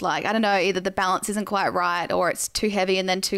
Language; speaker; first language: English; native; English